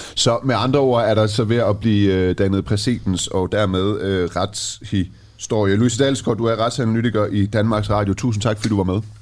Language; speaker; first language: Danish; early bilingual, other home language; Persian